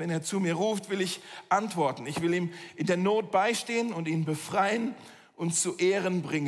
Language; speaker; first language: German; native; German